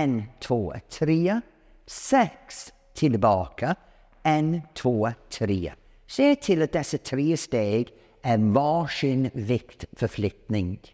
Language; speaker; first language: Swedish; non-native, fluent; English